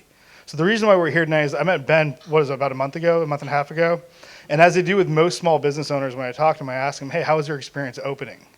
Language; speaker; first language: English; native; English